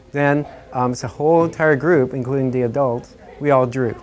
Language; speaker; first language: English; native; English